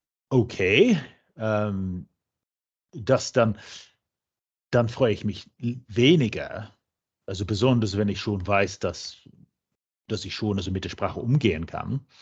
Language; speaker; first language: German; non-native, fluent; English